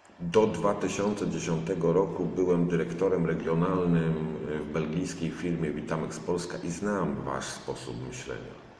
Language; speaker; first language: Polish; native; Polish